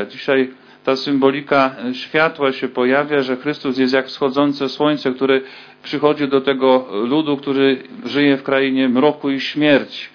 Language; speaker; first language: Polish; native; Polish